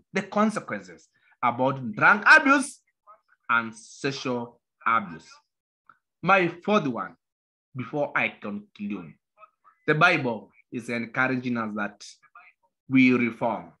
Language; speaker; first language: English; non-native, local second language; Kamba